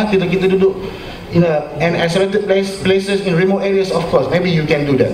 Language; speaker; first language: English; non-native, local second language; Malay